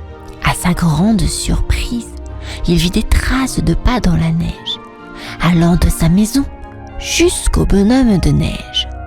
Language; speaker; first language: French; native; French